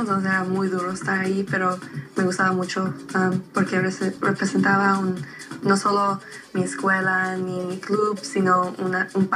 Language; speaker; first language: Spanish; early bilingual, heritage; Spanish